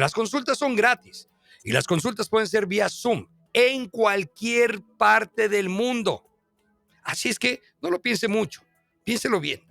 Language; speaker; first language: Spanish; native; Spanish